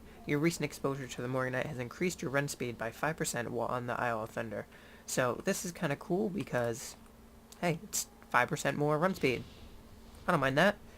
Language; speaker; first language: English; native; English